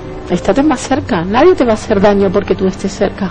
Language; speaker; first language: Spanish; native; Spanish